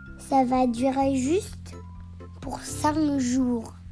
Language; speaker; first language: French; non-native, learner; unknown